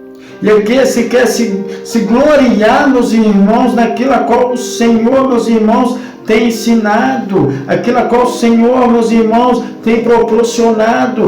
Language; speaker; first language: Portuguese; native; Portuguese